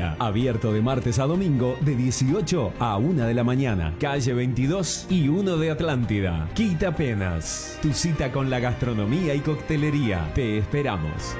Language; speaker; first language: Spanish; native; Spanish